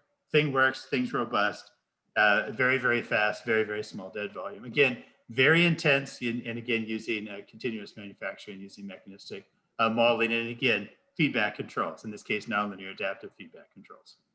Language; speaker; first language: English; native; English